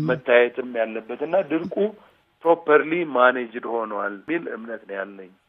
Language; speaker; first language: Amharic; non-native, local second language; Tigrinya